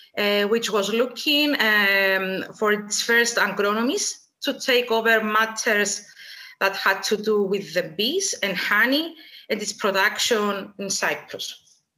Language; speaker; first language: English; non-native, fluent; Greek